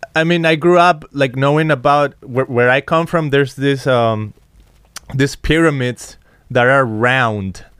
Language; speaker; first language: English; non-native, fluent; Spanish